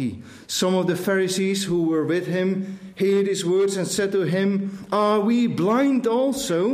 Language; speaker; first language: English; non-native, fluent; Dutch